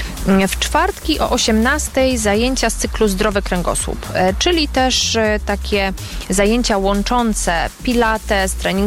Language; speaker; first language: Polish; native; Polish